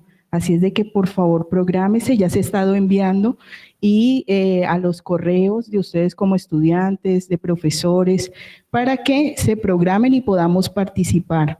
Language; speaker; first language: Spanish; native; Spanish